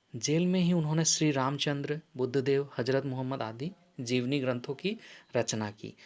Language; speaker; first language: Hindi; non-native, local second language; Assamese